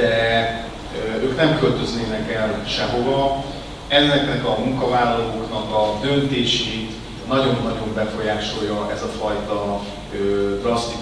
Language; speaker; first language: Hungarian; native; Hungarian